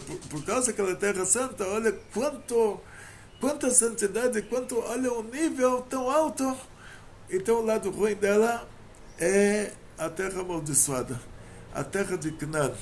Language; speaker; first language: Portuguese; native; Portuguese